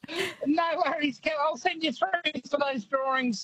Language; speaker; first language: English; native; English